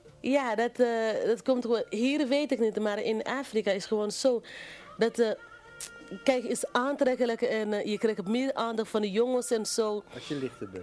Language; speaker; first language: Dutch; non-native, fluent; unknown